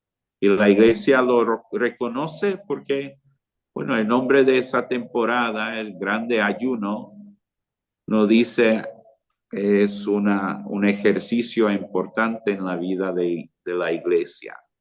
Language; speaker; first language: Spanish; non-native, fluent; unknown